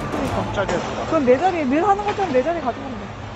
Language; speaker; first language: Korean; native; Korean